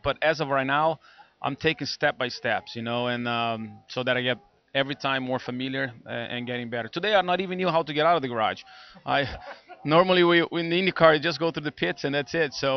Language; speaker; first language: English; non-native, fluent; Portuguese